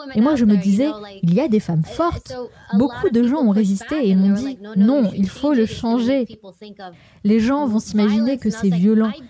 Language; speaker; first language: French; non-native, fluent; Greek